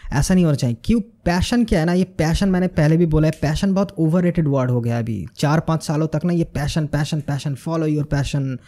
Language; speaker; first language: Hindi; non-native, local second language; Bangla